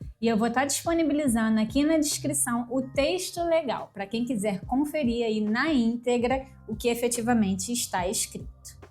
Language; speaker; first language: Portuguese; native; Portuguese